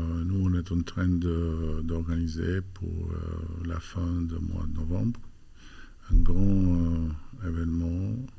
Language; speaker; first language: French; non-native, fluent; Albanian